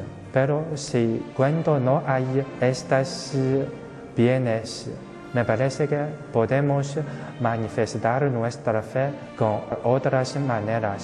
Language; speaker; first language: Spanish; non-native, fluent; Chinese